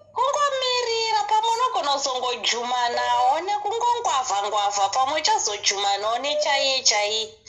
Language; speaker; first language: Shona; early bilingual, other home language; Nyanja